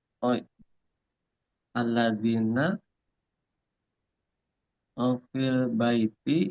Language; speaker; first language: Arabic; non-native, learner; Indonesian